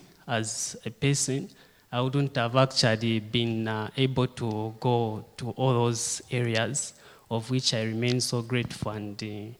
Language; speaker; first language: English; non-native, local second language; Bemba